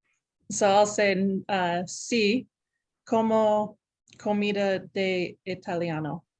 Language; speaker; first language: Spanish; non-native, learner; English